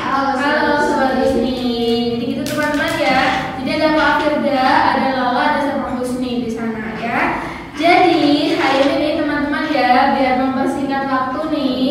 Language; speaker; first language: Indonesian; native; Indonesian